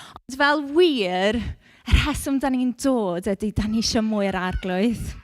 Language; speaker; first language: Welsh; non-native, local second language; English